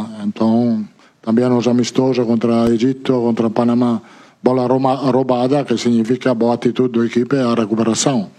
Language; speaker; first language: Portuguese; non-native, fluent; Italian